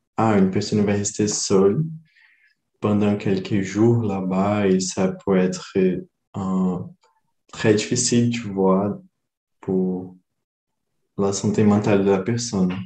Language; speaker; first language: French; non-native, learner; Portuguese